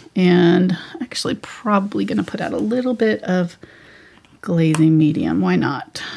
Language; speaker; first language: English; native; English